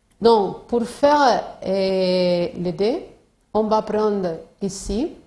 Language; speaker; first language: French; non-native, learner; Spanish